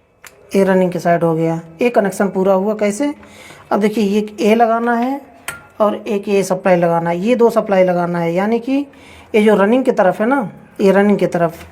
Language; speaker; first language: Hindi; native; Hindi